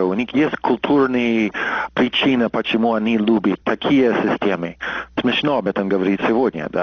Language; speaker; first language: Russian; non-native, fluent; English